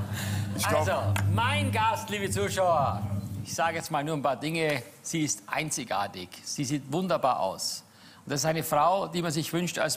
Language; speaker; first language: German; native; German